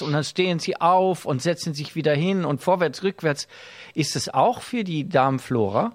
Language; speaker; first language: German; native; German